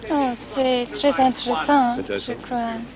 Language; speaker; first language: French; non-native, fluent; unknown